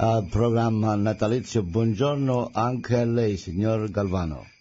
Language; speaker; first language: Italian; native; Italian